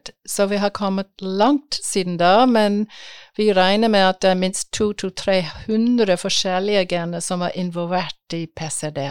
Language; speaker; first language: Norwegian; non-native, fluent; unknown